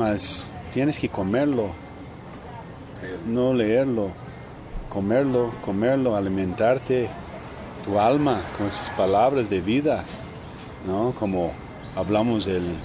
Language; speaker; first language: Spanish; non-native, fluent; Portuguese